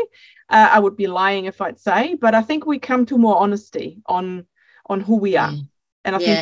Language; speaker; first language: English; non-native, fluent; German